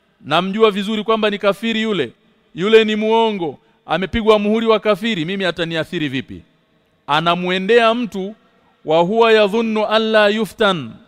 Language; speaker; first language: Swahili; native; Swahili